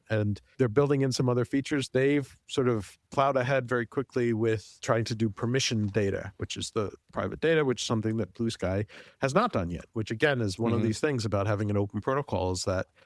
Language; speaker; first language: English; native; English